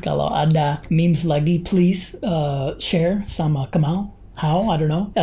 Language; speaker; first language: English; native; English